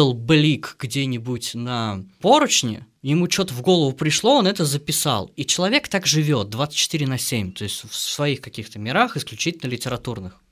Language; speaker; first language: Russian; native; Russian